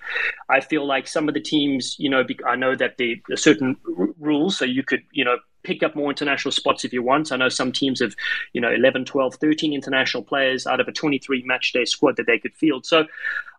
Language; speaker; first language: English; native; English